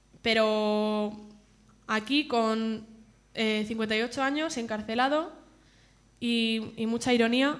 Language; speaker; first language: Spanish; native; Spanish